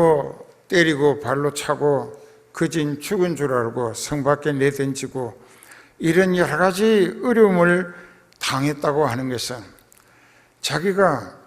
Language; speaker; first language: Korean; native; Korean